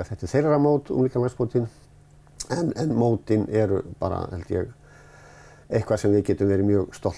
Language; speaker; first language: Icelandic; native; Icelandic